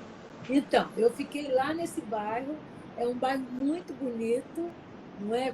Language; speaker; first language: Portuguese; native; Portuguese